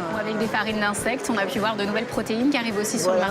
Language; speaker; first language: French; native; French